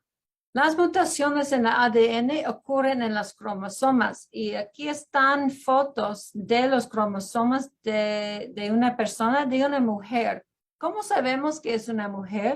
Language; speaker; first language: Spanish; early bilingual, heritage; Spanish